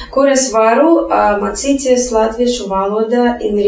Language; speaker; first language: Latvian; non-native, learner; Russian